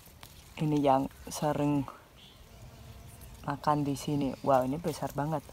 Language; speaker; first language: Indonesian; non-native, fluent; Spanish